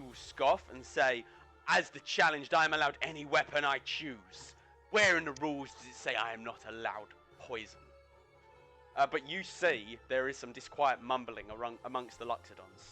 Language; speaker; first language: English; native; English